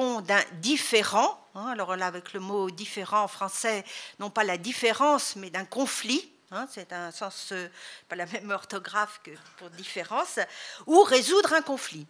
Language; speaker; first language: French; native; French